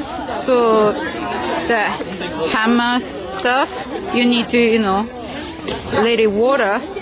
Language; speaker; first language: English; non-native, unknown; Japanese